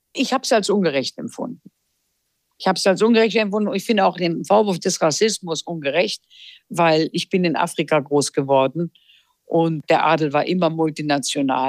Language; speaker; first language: German; early bilingual, heritage; German